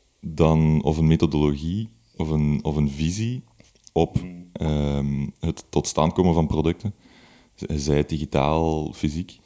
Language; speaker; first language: Dutch; native; Dutch